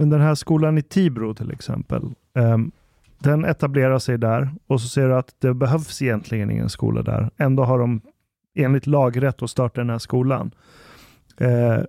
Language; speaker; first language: Swedish; native; Swedish